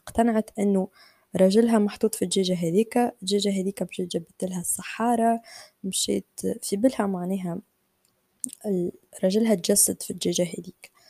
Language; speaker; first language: Arabic; native; Arabic